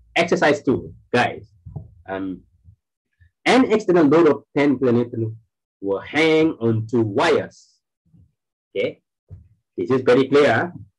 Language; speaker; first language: English; non-native, local second language; Malay